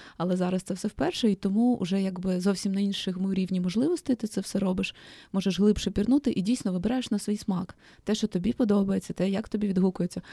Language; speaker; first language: Ukrainian; native; Ukrainian